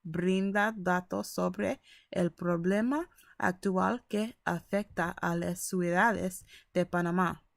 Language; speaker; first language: Spanish; early bilingual, other home language; English